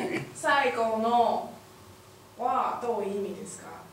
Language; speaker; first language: Japanese; non-native, learner; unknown